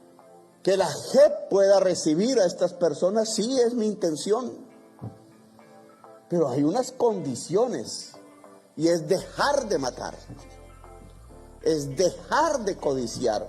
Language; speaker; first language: Spanish; native; Spanish